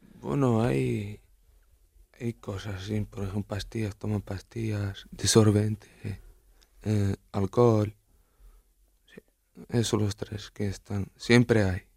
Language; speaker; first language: Spanish; non-native, learner; Arabic